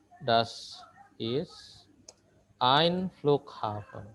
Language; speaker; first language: German; non-native, fluent; Indonesian